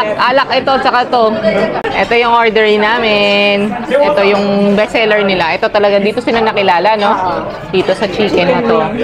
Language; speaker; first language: Filipino; native; Filipino